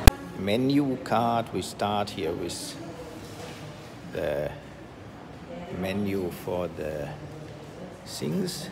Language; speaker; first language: English; non-native, fluent; German